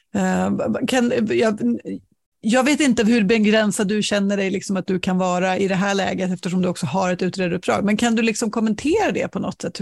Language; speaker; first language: Swedish; native; Swedish